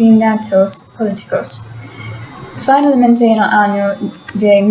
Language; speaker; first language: Spanish; non-native, learner; English